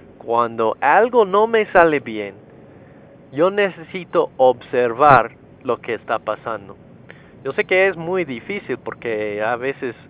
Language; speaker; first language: Spanish; non-native, fluent; English